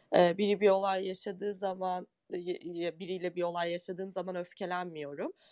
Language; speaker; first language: Turkish; native; Turkish